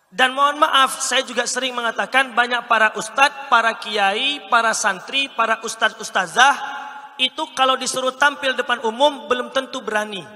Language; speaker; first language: Indonesian; native; Indonesian